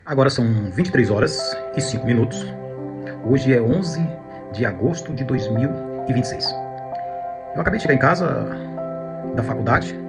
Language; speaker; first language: Portuguese; native; Portuguese